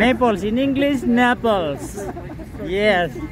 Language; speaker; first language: English; non-native, local second language; Filipino